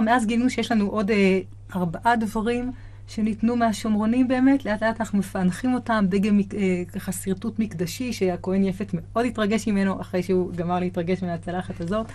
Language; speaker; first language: Hebrew; native; Hebrew